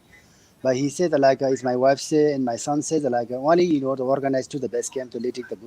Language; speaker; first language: English; non-native, learner; Nepali